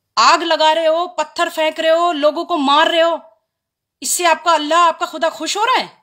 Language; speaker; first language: Hindi; native; Hindi